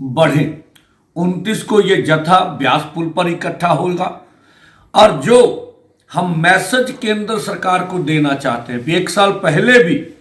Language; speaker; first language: Hindi; non-native, local second language; Punjabi